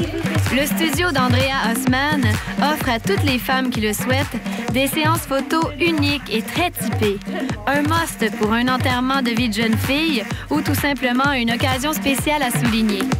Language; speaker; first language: French; native; French